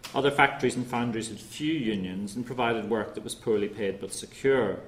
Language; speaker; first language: English; native; English